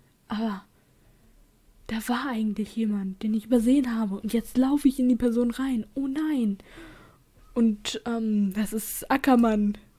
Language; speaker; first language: German; native; German